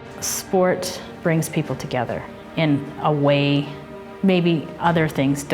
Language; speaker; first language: English; native; English